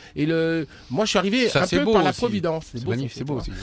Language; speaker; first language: French; native; French